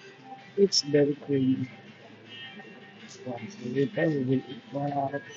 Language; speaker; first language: English; non-native, local second language; Filipino